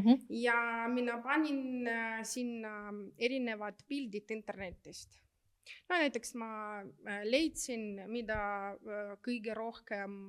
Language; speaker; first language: Estonian; non-native, local second language; Russian